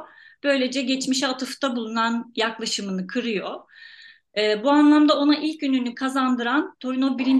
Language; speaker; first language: Turkish; native; Turkish